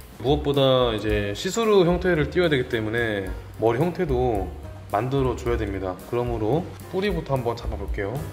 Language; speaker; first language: Korean; native; Korean